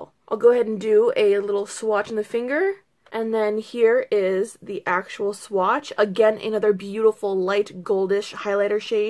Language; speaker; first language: English; native; English